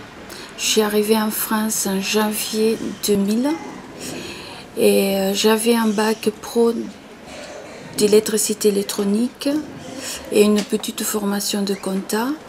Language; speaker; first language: French; non-native, fluent; Portuguese